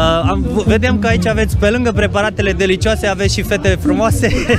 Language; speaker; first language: Romanian; native; Romanian